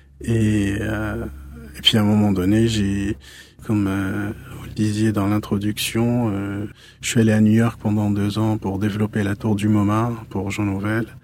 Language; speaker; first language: French; non-native, local second language; Arabic